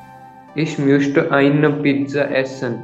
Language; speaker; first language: German; non-native, learner; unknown